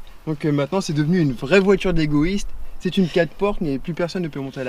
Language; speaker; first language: French; native; French